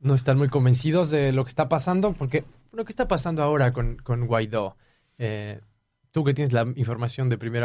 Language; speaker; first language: Spanish; native; Spanish